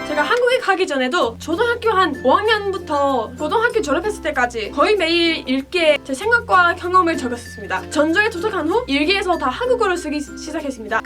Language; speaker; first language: Korean; non-native, fluent; English